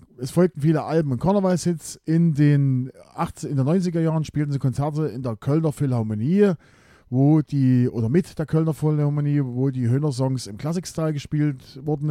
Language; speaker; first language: German; native; German